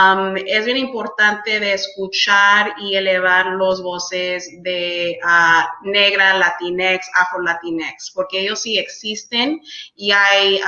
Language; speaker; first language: Spanish; early bilingual, heritage; English